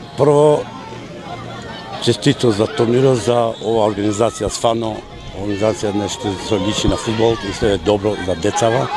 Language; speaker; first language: Macedonian; non-native, local second language; Albanian